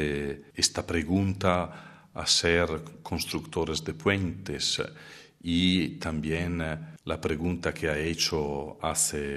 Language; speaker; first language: Spanish; non-native, fluent; Italian